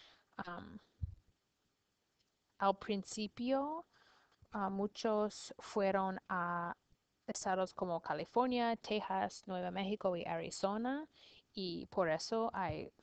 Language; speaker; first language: Spanish; non-native, learner; English